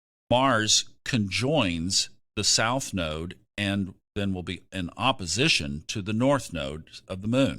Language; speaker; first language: English; native; English